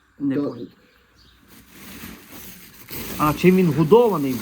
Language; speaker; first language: Polish; non-native, learner; Ukrainian